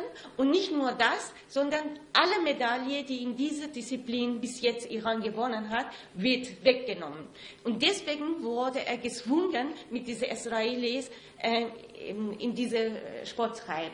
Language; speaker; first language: German; non-native, fluent; Persian